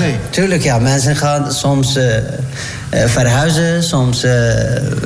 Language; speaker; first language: Dutch; non-native, learner; Turkish